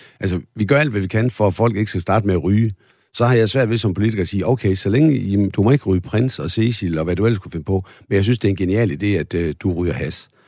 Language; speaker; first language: Danish; native; Danish